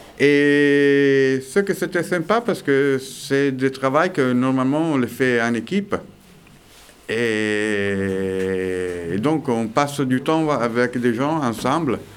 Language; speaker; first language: French; non-native, fluent; Italian